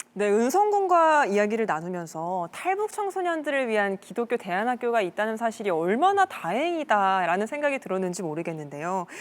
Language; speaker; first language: Korean; native; Korean